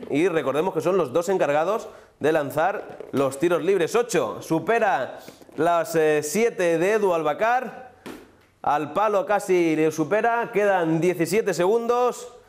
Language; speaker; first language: Spanish; native; Spanish